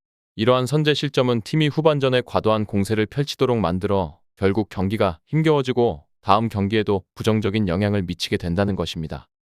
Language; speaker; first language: Korean; native; Korean